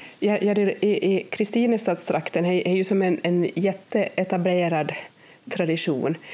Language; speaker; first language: Swedish; native; Swedish